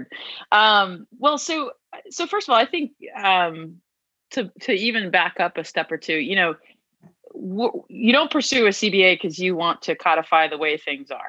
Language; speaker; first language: English; native; English